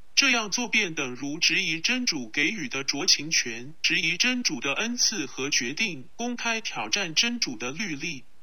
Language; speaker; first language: Chinese; non-native, local second language; Cantonese